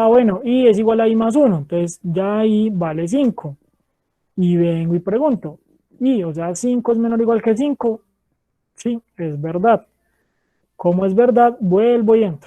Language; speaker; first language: Spanish; native; Spanish